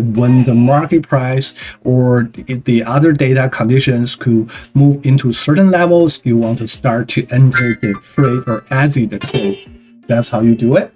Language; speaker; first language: English; non-native, fluent; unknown